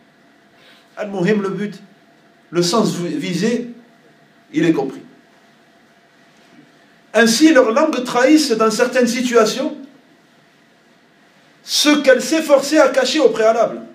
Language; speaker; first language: French; native; French